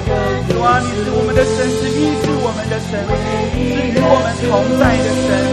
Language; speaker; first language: Chinese; native; Chinese